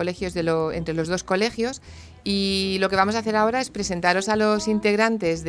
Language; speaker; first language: Spanish; native; Spanish